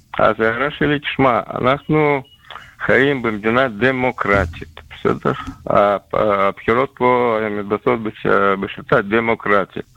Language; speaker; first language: Hebrew; non-native, fluent; Russian